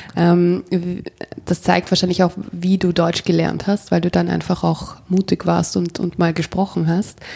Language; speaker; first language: German; native; German